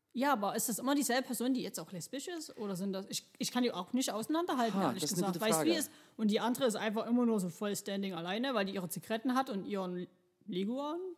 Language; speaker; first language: German; native; German